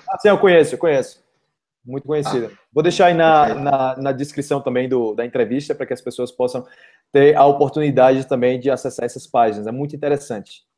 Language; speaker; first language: Portuguese; native; Portuguese